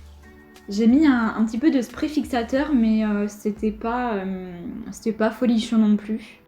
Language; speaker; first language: French; native; French